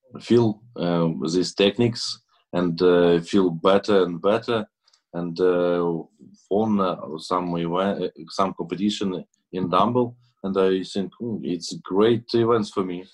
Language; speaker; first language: English; non-native, learner; Russian